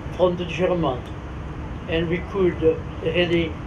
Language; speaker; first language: English; non-native, fluent; French